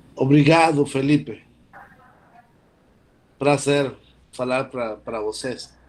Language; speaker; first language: Portuguese; non-native, learner; Spanish